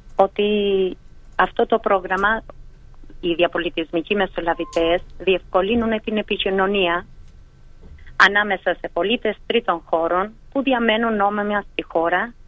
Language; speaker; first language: Greek; non-native, fluent; Albanian